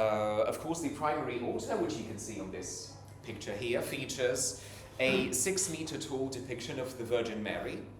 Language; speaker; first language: English; non-native, fluent; Ukrainian